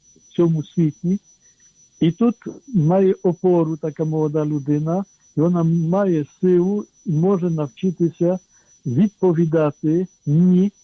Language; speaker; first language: Ukrainian; non-native, fluent; Polish